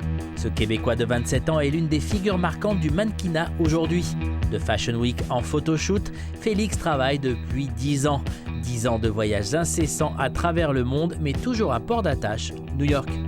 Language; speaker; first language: French; native; French